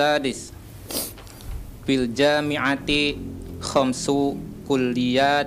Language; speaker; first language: Arabic; non-native, learner; Indonesian